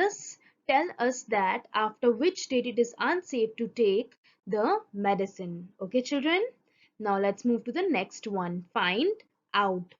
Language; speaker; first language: English; non-native, local second language; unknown